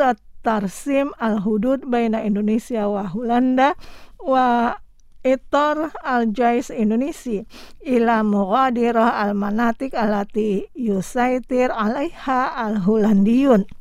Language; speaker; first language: Arabic; non-native, fluent; Indonesian